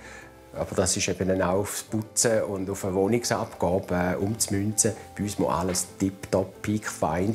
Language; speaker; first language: German; native; German